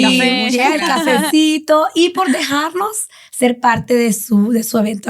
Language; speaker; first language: Spanish; native; Spanish